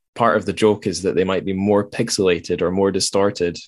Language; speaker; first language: English; native; English